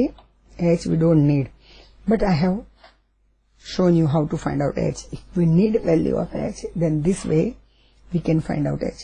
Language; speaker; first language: English; non-native, local second language; Gujarati